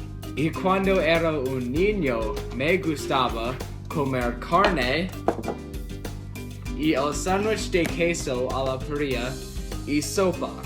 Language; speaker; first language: Spanish; non-native, learner; English